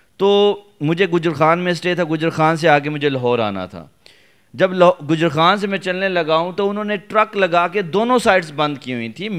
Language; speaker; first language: Urdu; non-native, local second language; Punjabi